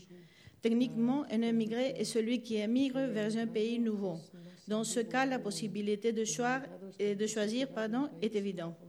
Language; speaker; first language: French; non-native, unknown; Spanish